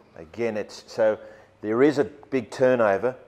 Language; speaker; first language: English; native; English